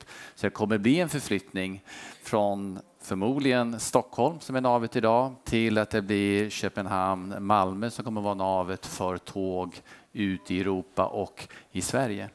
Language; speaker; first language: Swedish; native; Swedish